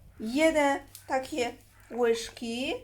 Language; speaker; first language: Polish; non-native, learner; Chinese